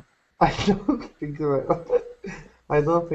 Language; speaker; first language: English; non-native, learner; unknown